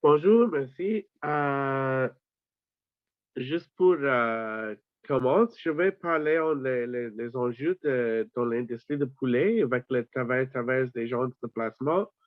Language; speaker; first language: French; non-native, learner; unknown